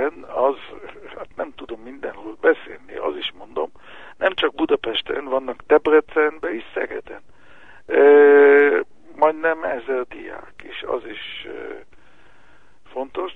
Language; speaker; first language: Hungarian; early bilingual, heritage; Hebrew